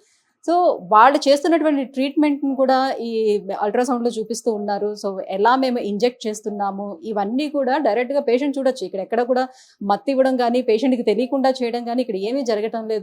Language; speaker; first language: Telugu; native; Telugu